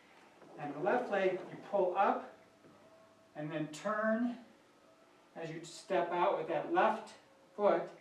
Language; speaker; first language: English; native; English